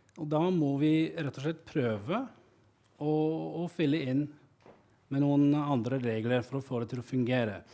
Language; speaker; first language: Norwegian; non-native, fluent; English